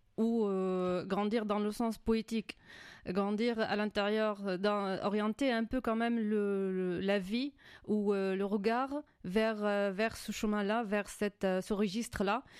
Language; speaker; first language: French; non-native, fluent; Arabic